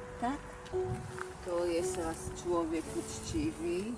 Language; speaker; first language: Polish; early bilingual, heritage; Hebrew